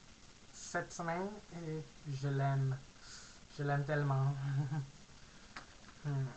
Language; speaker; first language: French; non-native, learner; English